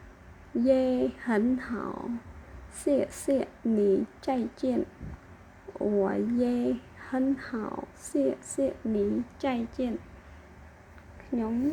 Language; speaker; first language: Chinese; non-native, fluent; Khmer